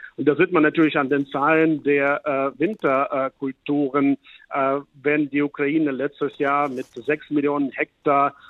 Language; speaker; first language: German; non-native, fluent; Ukrainian